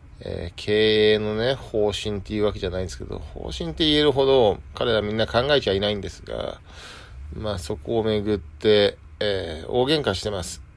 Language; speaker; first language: Japanese; native; Japanese